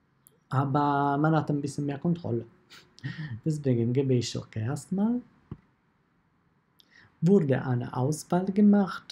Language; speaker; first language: German; non-native, fluent; Italian